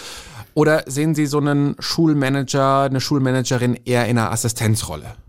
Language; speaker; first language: German; native; German